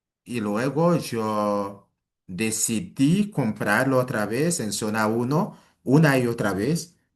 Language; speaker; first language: Spanish; non-native, fluent; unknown